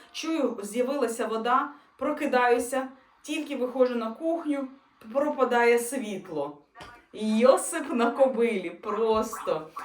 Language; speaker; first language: Ukrainian; non-native, local second language; Russian